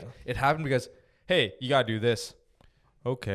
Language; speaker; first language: English; native; English